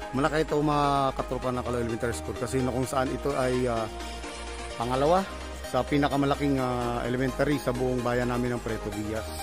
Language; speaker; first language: Filipino; non-native, local second language; Bikol